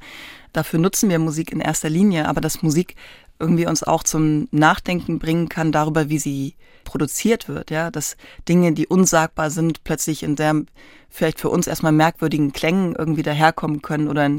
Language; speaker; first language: German; native; German